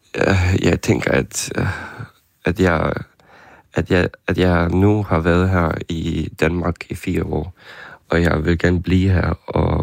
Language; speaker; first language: Danish; early bilingual, other home language; Ukrainian